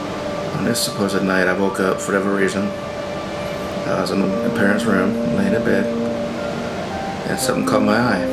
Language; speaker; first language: English; native; English